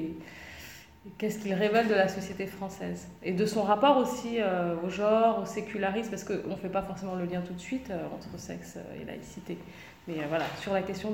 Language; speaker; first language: French; native; French